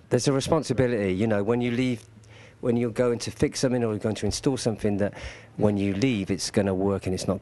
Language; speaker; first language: English; native; English